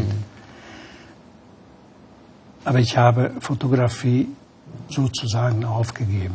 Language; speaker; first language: German; non-native, fluent; Hungarian